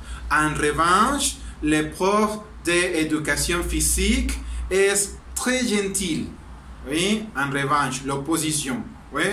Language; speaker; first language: French; non-native, learner; Spanish